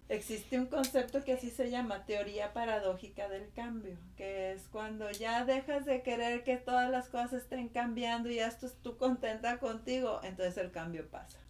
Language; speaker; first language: Spanish; native; Spanish